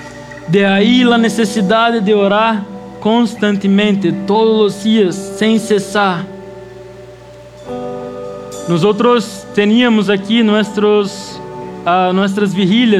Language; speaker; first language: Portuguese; non-native, learner; Spanish